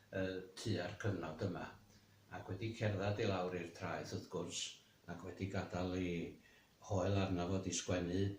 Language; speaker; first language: Welsh; native; Welsh